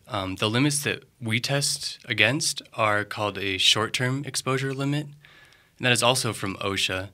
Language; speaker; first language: English; native; English